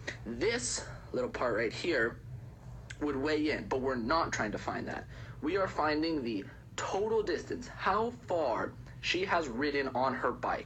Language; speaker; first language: English; native; English